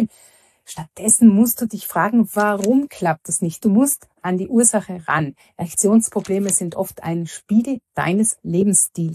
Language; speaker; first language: German; native; German